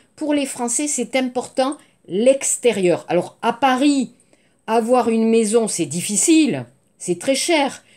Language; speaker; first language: French; native; French